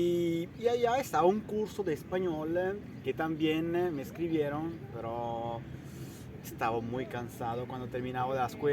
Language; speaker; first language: Spanish; non-native, fluent; Italian